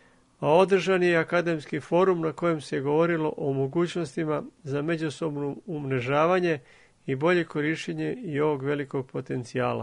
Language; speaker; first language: Serbian; native; Serbian